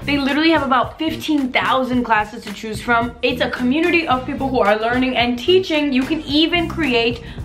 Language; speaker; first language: English; native; English